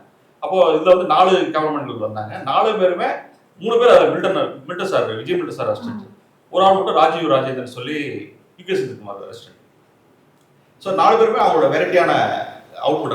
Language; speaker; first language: Tamil; native; Tamil